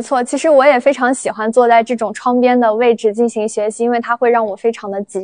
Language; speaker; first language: Chinese; native; Chinese